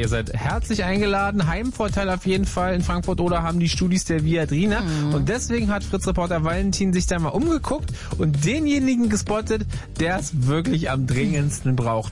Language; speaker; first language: German; native; German